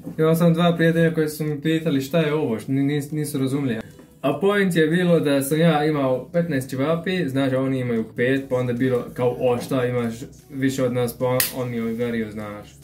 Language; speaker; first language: Bosnian; non-native, fluent; Arabic